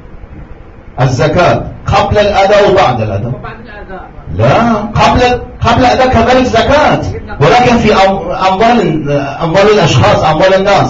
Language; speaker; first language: Arabic; non-native, fluent; Persian